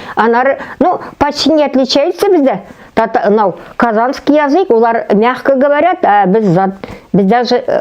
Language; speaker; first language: Russian; non-native, local second language; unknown